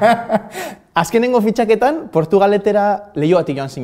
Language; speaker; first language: Basque; native; Basque